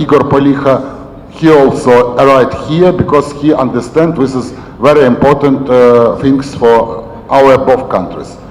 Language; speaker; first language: English; non-native, learner; Ukrainian